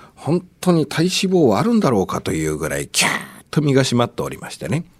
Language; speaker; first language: Japanese; native; Japanese